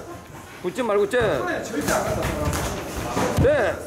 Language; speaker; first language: Korean; native; Korean